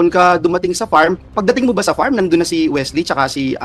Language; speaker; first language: Filipino; native; Filipino